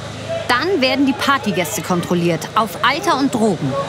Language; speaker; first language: German; native; German